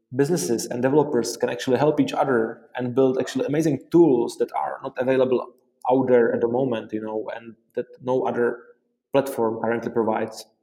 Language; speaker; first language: English; non-native, fluent; Czech